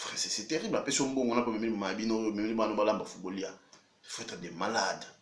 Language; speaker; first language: French; non-native, local second language; Lingala